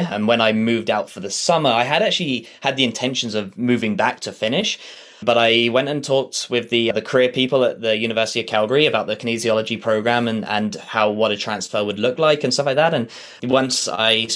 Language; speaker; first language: English; native; English